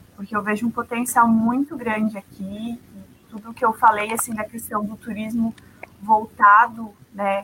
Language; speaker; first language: Portuguese; native; Portuguese